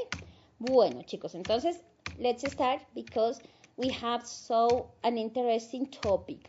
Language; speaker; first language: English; non-native, fluent; Spanish